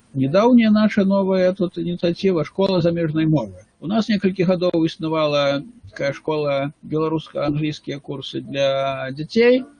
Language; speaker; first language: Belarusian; non-native, local second language; Russian